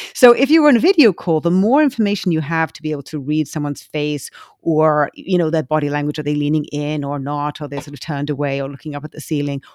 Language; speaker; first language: English; native; English